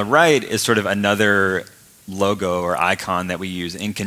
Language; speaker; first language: English; native; English